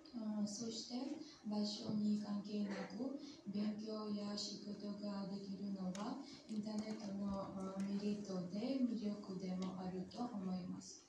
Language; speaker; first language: Japanese; non-native, fluent; Armenian